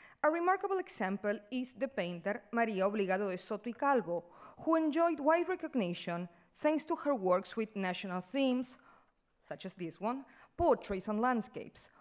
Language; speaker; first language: English; non-native, fluent; Spanish